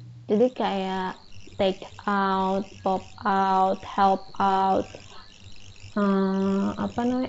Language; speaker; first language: English; non-native, fluent; Indonesian